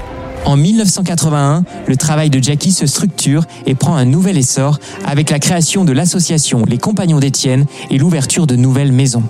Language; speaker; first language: French; native; French